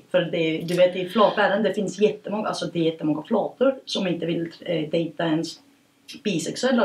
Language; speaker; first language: Swedish; early bilingual, other home language; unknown